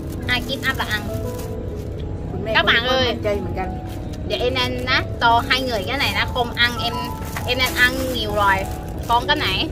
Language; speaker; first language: Vietnamese; early bilingual, heritage; Vietnamese